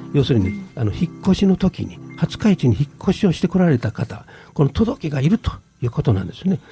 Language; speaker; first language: Japanese; native; Japanese